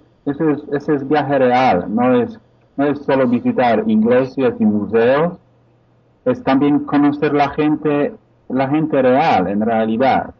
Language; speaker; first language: Spanish; non-native, fluent; Polish